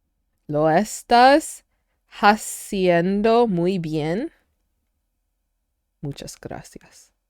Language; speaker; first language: Spanish; non-native, learner; English